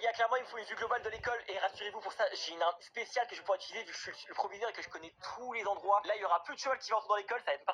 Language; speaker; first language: French; native; French